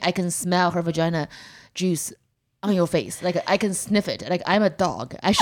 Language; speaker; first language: English; non-native, fluent; Chinese